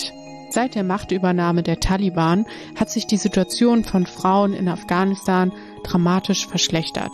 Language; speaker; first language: German; native; German